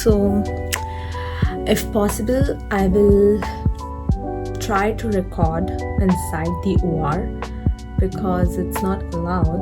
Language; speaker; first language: English; non-native, local second language; Hindi